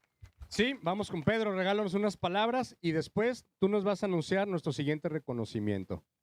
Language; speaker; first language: Spanish; native; Spanish